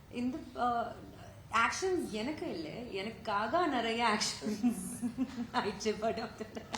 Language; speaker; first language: Tamil; non-native, learner; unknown